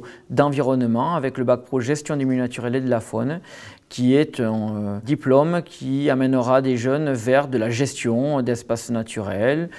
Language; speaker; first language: French; native; French